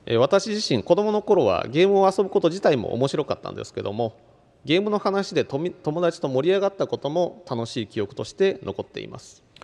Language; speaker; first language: Japanese; native; Japanese